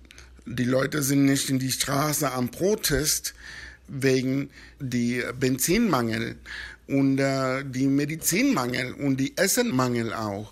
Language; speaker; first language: German; non-native, fluent; Spanish